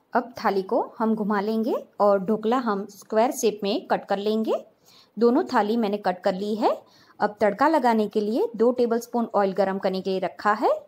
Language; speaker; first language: Hindi; non-native, local second language; Gujarati